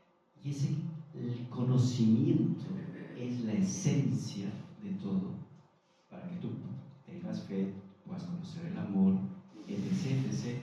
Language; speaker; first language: Spanish; native; Spanish